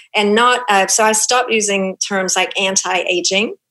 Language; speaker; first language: English; native; English